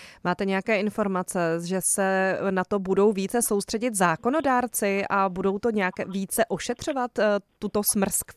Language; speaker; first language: Czech; native; Czech